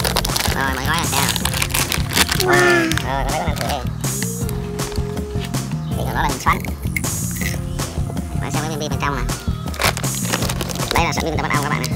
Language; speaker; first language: Vietnamese; native; Vietnamese